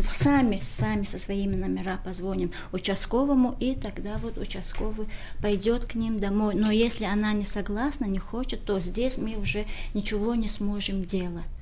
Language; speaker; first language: Russian; non-native, local second language; Tajik